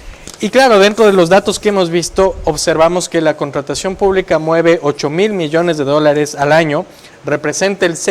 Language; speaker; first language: Spanish; native; Spanish